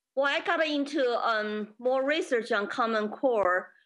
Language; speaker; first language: English; non-native, fluent; Chinese